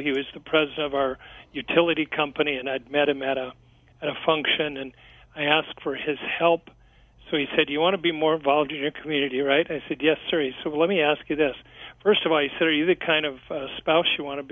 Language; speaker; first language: English; native; English